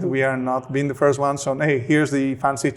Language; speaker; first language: English; non-native, fluent; Spanish